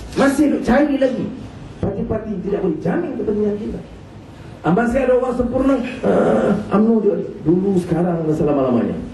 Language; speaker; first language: Malay; native; Malay